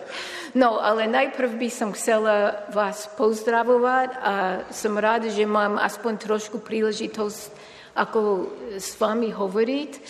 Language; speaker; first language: Slovak; non-native, fluent; English